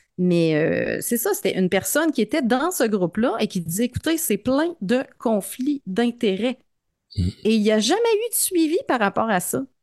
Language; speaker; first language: French; native; French